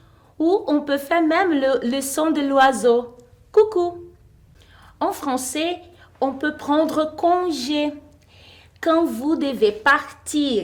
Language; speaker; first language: French; non-native, fluent; Portuguese